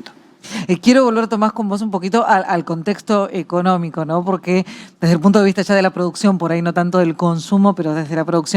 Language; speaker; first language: Spanish; native; Spanish